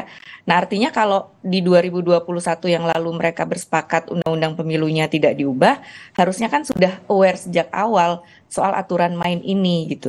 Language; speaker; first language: Indonesian; native; Indonesian